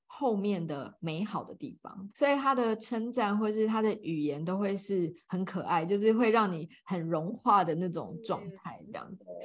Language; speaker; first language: Chinese; native; Chinese